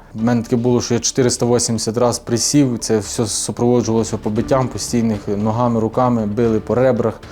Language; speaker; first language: Ukrainian; native; Ukrainian